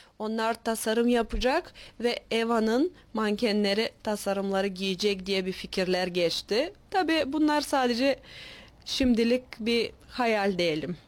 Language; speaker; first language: Turkish; native; Turkish